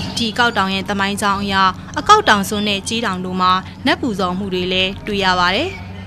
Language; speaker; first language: Burmese; native; Burmese